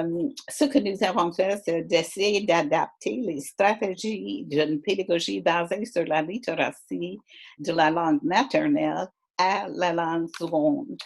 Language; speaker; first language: French; non-native, fluent; English